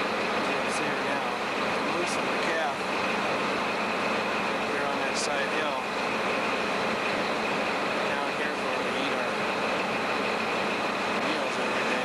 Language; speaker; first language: English; native; English